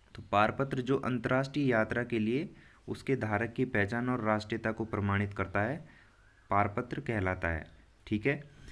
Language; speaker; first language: Hindi; native; Hindi